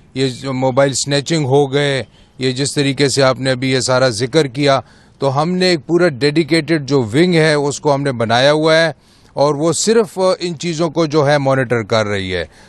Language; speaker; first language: Urdu; non-native, local second language; Pashto